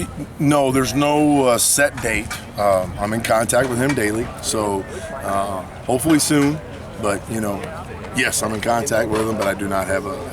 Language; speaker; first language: English; native; English